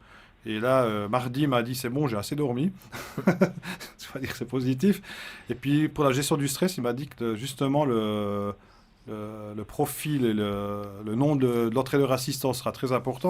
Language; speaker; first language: French; native; French